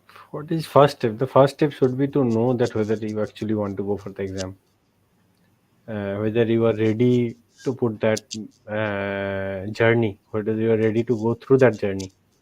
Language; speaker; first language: English; non-native, local second language; Bangla